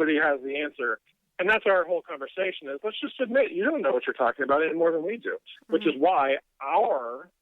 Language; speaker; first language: English; native; English